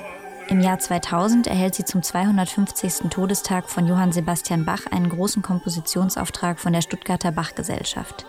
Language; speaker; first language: German; native; German